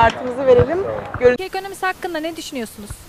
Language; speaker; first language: Turkish; native; Turkish